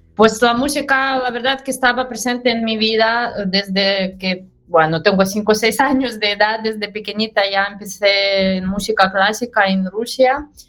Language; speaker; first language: Spanish; non-native, fluent; Russian